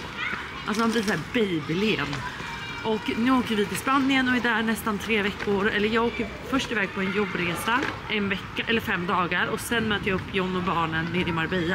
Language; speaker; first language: Swedish; native; Swedish